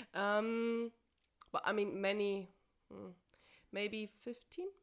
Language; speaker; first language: English; non-native, fluent; German